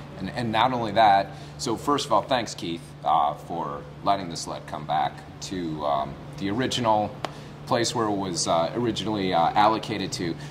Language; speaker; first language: English; native; English